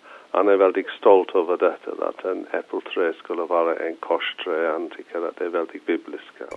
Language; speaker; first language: Swedish; non-native, fluent; English